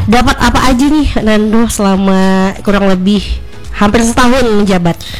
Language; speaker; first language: Indonesian; native; Indonesian